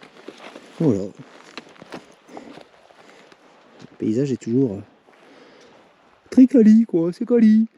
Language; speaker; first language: French; native; French